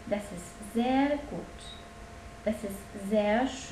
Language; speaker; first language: German; non-native, fluent; Polish